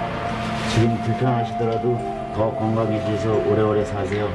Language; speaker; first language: Korean; native; Korean